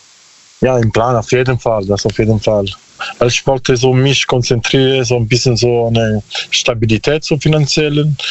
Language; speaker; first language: German; non-native, learner; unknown